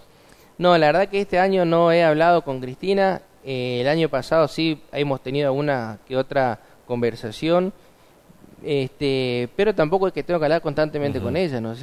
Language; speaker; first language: Spanish; native; Spanish